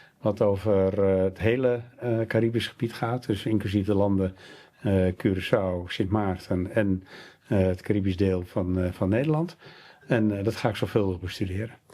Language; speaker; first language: Dutch; native; Dutch